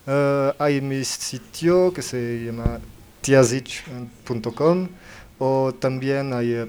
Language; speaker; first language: Spanish; non-native, learner; French